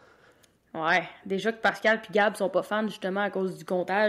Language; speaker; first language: French; native; French